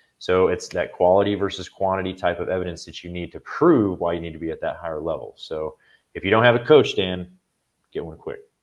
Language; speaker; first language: English; native; English